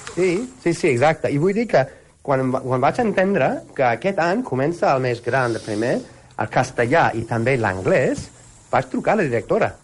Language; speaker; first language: Catalan; non-native, fluent; English